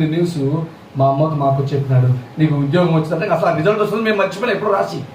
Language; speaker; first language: Telugu; non-native, local second language; Lambadi